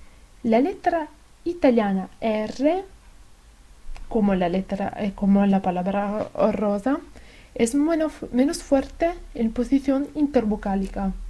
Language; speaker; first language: Spanish; non-native, fluent; Italian